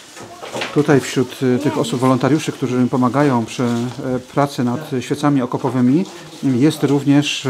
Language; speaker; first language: Polish; native; Polish